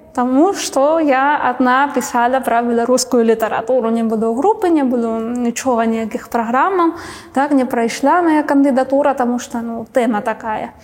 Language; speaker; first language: Belarusian; non-native, fluent; Spanish